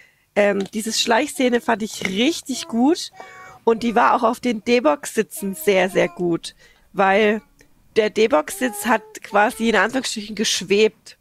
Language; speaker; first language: German; native; German